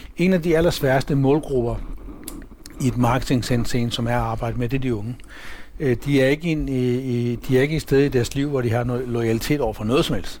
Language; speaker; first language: Danish; early bilingual, other home language; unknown